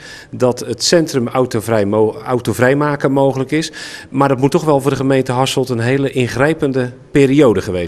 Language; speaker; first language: Dutch; native; Dutch